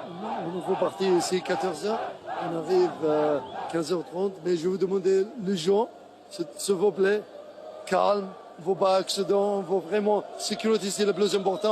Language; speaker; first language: French; non-native, learner; Arabic